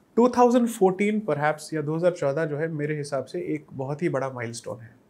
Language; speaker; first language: Hindi; non-native, local second language; Tamil